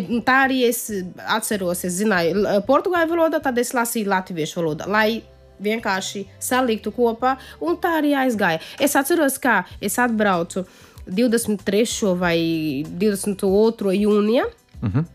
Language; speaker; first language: Latvian; non-native, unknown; Portuguese